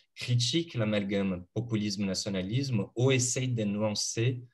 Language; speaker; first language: French; non-native, fluent; Portuguese